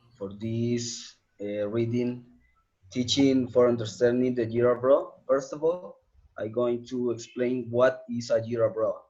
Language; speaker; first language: English; non-native, learner; Spanish